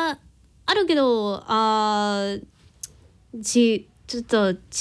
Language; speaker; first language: Japanese; non-native, learner; English